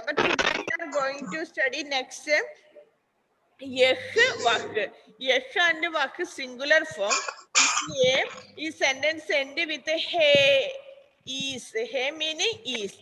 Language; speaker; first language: English; non-native, local second language; Malayalam